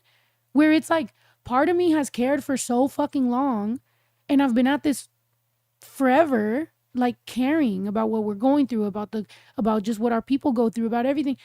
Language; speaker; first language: English; early bilingual, other home language; Spanish